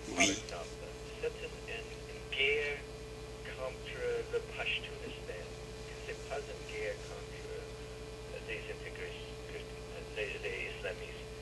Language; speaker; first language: French; non-native, learner; English